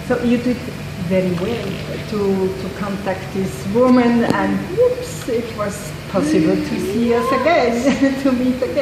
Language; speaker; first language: English; non-native, fluent; French